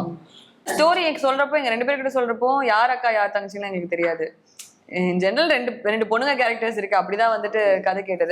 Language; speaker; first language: Tamil; native; Tamil